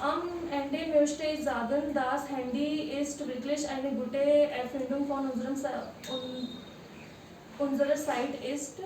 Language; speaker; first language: German; non-native, learner; Hindi